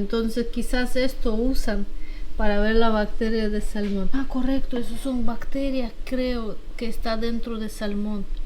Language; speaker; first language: Spanish; non-native, fluent; Russian